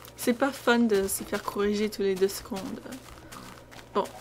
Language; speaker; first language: French; non-native, fluent; English